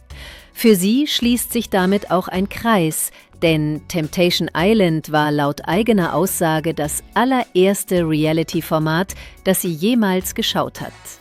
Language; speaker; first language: German; native; German